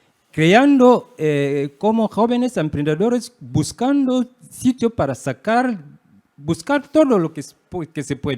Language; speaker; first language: Spanish; non-native, fluent; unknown